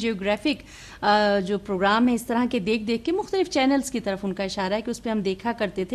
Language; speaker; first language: Urdu; native; Urdu